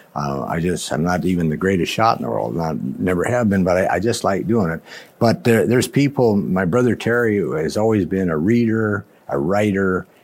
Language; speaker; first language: English; native; English